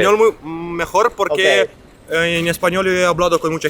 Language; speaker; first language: Spanish; non-native, learner; Romanian